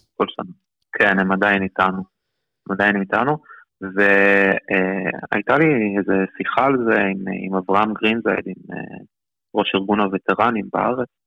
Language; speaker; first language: Hebrew; early bilingual, other home language; Russian